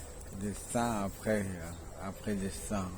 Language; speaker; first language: French; early bilingual, other home language; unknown